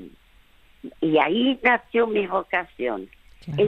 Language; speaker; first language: Spanish; early bilingual, other home language; French